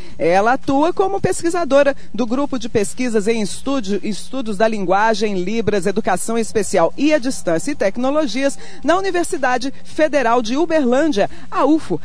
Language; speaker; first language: Portuguese; native; Portuguese